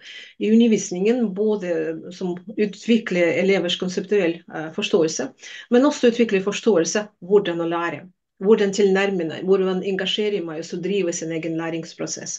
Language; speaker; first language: Norwegian; non-native, fluent; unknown